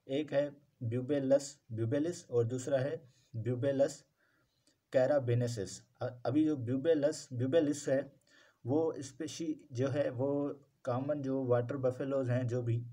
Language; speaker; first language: Urdu; non-native, local second language; Sindhi